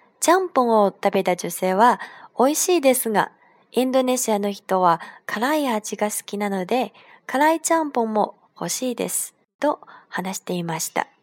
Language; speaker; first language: Japanese; non-native, fluent; Chinese